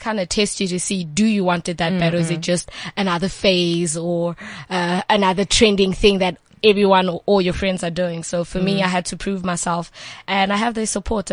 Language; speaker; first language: English; non-native, local second language; Northern Sotho